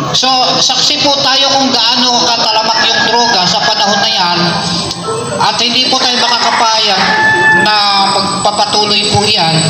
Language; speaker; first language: Filipino; non-native, local second language; Cebuano